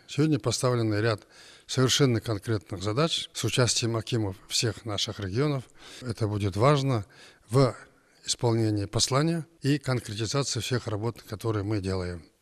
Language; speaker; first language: Russian; non-native, local second language; Kazakh